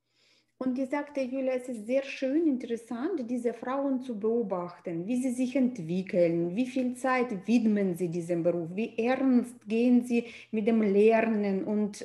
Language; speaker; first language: German; non-native, fluent; Russian